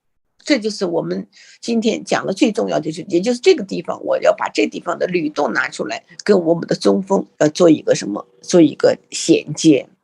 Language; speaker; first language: Chinese; native; Chinese